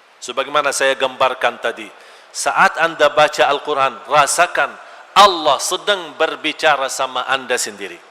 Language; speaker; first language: Malay; non-native, fluent; Arabic